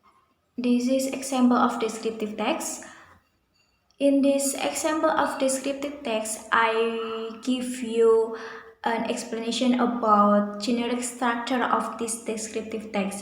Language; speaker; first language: English; non-native, learner; Indonesian